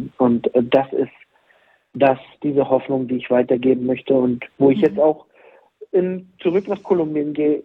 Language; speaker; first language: German; native; German